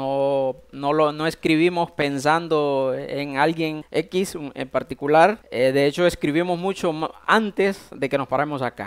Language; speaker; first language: Spanish; native; Spanish